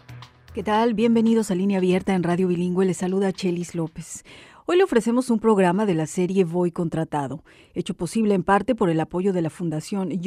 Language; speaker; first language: Spanish; native; Spanish